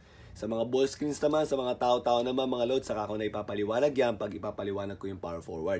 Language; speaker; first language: Filipino; native; Filipino